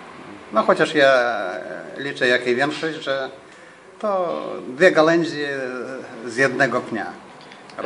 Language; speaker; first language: Polish; non-native, fluent; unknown